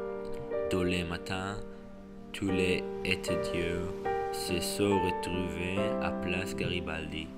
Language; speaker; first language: French; non-native, learner; English